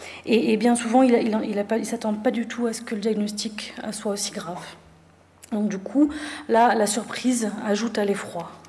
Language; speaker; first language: French; native; French